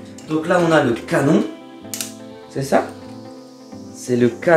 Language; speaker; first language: French; native; French